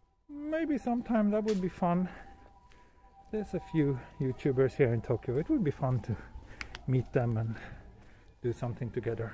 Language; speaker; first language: English; non-native, fluent; Swedish